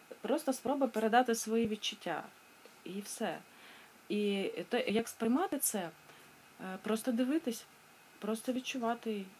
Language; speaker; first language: Ukrainian; non-native, local second language; Russian